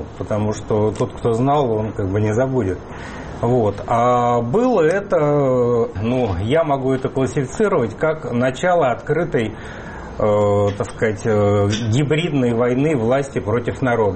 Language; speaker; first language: Russian; native; Russian